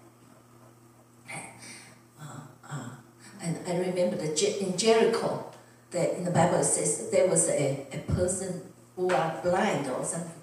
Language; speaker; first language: English; non-native, learner; Chinese